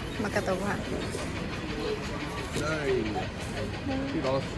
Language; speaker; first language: Finnish; non-native, learner; Thai